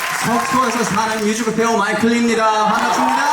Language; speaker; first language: Korean; early bilingual, heritage; English